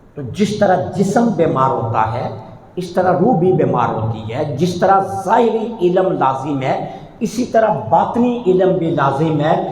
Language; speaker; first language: Urdu; non-native, local second language; Punjabi